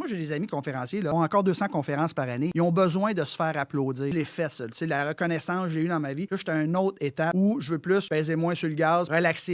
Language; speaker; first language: French; native; French